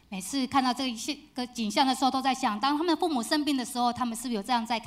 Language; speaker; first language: Chinese; native; Chinese